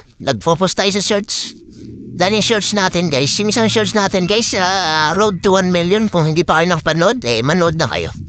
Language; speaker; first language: Filipino; non-native, local second language; Cebuano